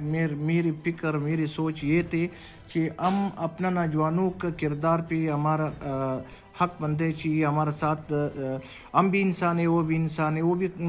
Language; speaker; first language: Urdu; non-native, local second language; Pashto